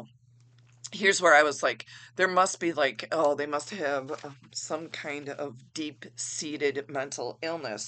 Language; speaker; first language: English; native; English